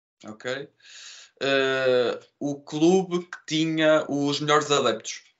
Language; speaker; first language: Portuguese; native; Portuguese